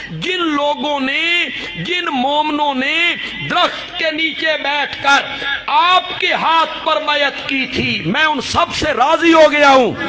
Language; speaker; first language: Urdu; non-native, local second language; Punjabi